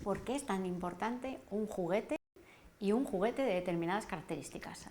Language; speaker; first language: Spanish; native; Spanish